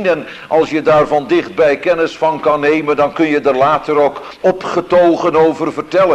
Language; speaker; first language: Dutch; native; Dutch